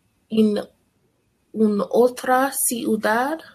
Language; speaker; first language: Spanish; non-native, learner; English